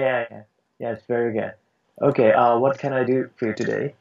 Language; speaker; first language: English; non-native, learner; Japanese